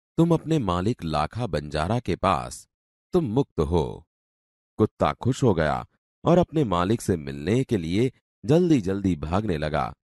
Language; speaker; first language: Hindi; non-native, local second language; Gujarati